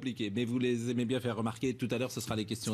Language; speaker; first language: French; native; French